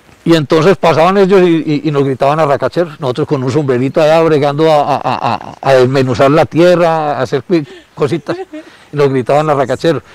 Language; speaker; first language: Spanish; native; Spanish